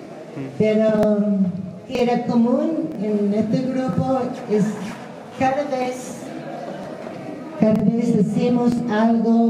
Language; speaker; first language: Spanish; non-native, fluent; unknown